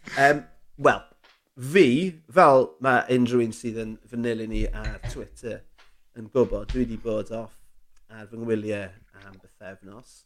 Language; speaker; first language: Welsh; native; Welsh